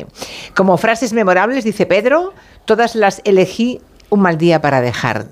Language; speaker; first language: Spanish; native; Spanish